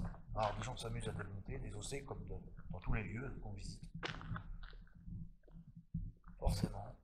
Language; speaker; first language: French; native; French